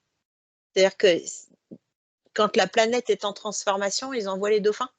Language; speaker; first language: French; native; French